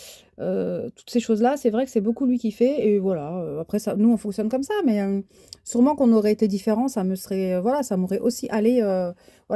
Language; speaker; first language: French; native; French